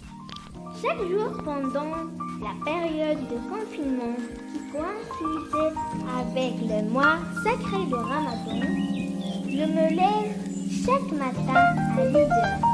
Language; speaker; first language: French; non-native, learner; Arabic